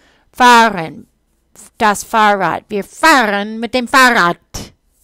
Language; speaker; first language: German; non-native, fluent; English